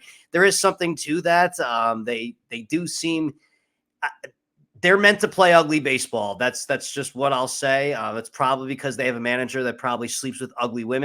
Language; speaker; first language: English; native; English